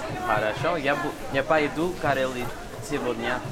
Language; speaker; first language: Russian; non-native, learner; English